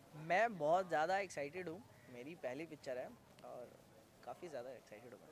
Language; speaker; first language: Hindi; native; Hindi